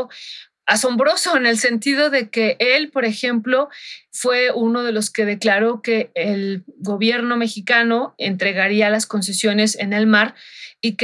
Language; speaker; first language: Spanish; native; Spanish